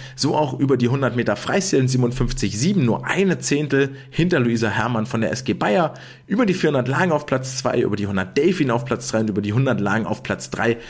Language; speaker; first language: German; native; German